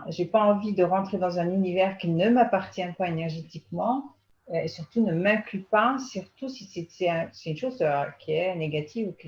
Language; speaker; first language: French; native; French